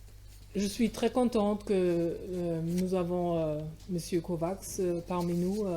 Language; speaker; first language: French; non-native, fluent; German